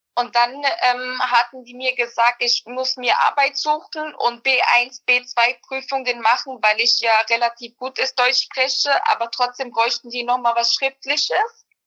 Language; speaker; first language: German; early bilingual, other home language; Bosnian